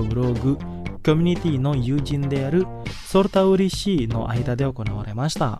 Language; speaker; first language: Japanese; non-native, fluent; Indonesian